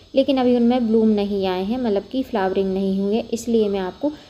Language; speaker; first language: Hindi; non-native, local second language; Gujarati